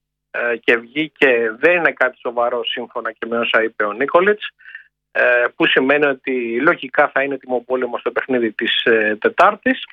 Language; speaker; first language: Greek; native; Greek